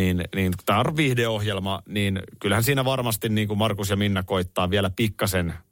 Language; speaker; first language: Finnish; native; Finnish